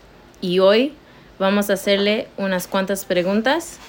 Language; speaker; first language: Spanish; early bilingual, heritage; Spanish